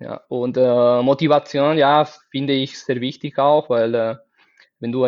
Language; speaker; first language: German; non-native, fluent; Spanish